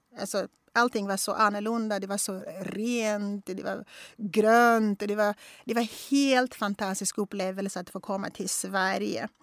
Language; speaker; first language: Swedish; non-native, fluent; Kongo